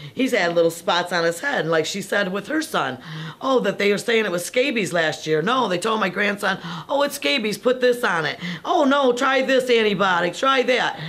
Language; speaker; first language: English; native; English